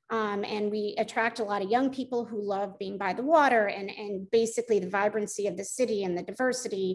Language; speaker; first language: English; native; English